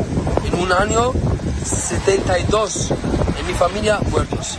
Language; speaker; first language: Spanish; non-native, learner; Arabic